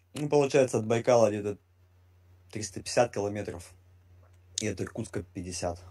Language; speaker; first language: Russian; native; Russian